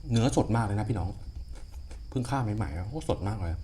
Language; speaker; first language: Thai; non-native, local second language; Northeastern Thai